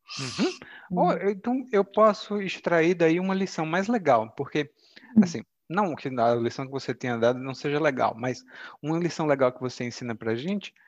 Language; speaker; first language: Portuguese; native; Portuguese